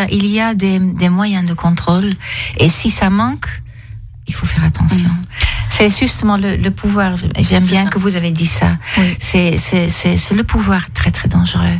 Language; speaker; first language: French; non-native, fluent; Dutch